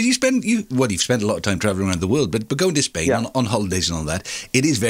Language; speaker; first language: English; non-native, local second language; Welsh